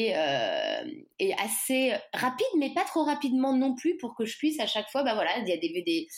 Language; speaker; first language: French; native; French